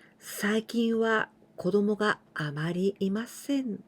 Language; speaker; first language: Japanese; non-native, fluent; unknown